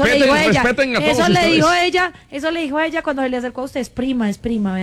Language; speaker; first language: Spanish; native; Spanish